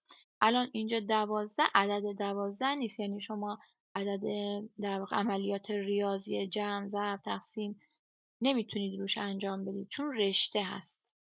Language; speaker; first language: Persian; native; Persian